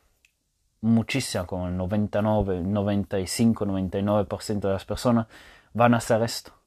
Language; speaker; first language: Spanish; non-native, fluent; Italian